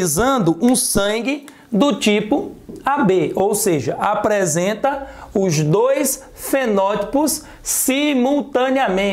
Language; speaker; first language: Portuguese; native; Portuguese